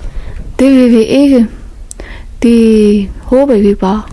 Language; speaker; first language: Danish; non-native, learner; Persian